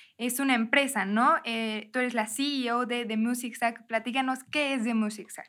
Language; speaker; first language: Spanish; native; Spanish